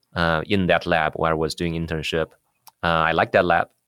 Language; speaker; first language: English; non-native, fluent; Chinese